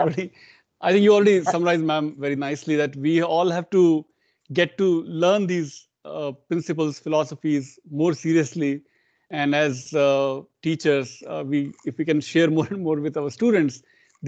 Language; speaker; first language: English; non-native, local second language; Hindi